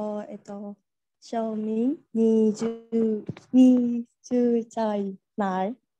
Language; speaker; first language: Chinese; non-native, learner; Indonesian